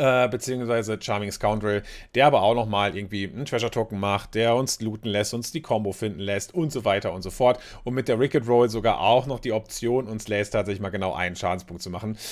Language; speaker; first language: German; native; German